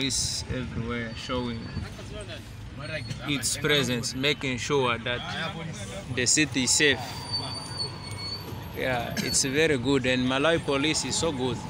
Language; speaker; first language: English; non-native, fluent; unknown